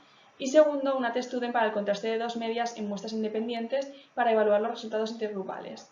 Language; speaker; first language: Spanish; native; Spanish